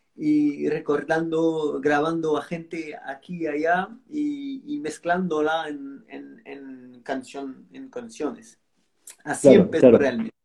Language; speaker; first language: Spanish; non-native, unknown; French